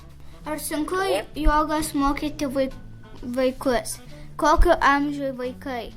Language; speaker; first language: Lithuanian; early bilingual, heritage; Lithuanian